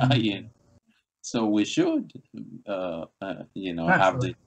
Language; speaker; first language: English; non-native, local second language; Igbo